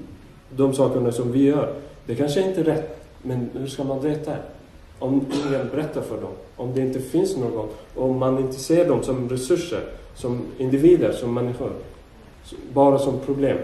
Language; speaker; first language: Swedish; non-native, fluent; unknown